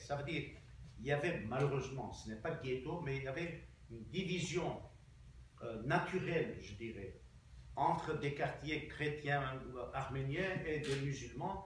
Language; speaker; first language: French; non-native, fluent; Armenian